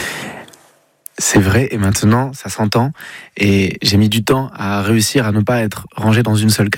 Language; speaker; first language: French; native; French